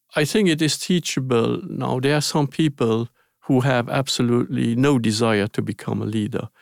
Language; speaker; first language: English; non-native, fluent; Luxembourgish